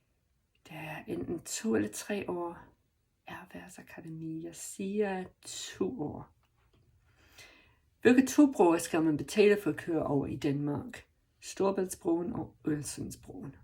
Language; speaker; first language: Danish; non-native, learner; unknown